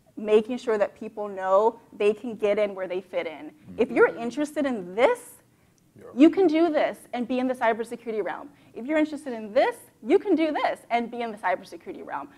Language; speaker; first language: English; native; English